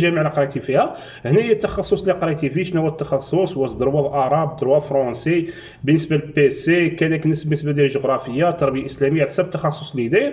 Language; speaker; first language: Arabic; native; Arabic